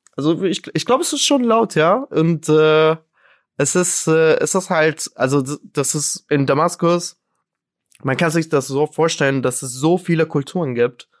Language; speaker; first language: German; non-native, fluent; Arabic